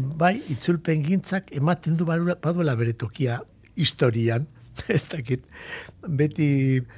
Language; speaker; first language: Basque; non-native, local second language; Spanish